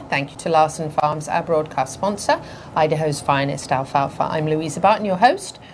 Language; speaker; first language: English; native; English